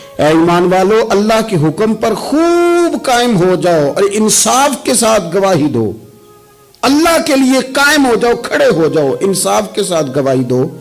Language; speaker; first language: Urdu; non-native, local second language; Punjabi